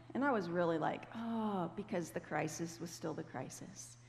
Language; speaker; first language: English; native; English